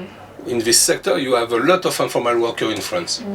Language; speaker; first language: English; non-native, learner; French